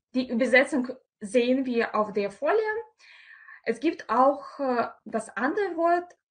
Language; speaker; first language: German; non-native, fluent; Russian